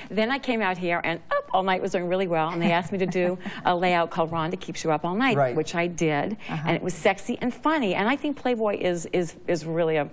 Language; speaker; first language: English; native; English